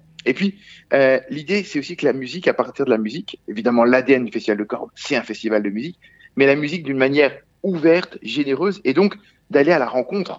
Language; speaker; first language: French; native; French